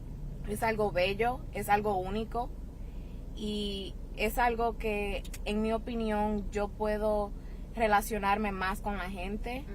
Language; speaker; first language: Spanish; early bilingual, heritage; Spanish